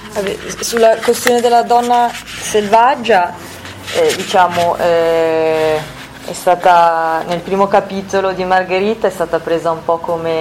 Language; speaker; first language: Italian; native; Italian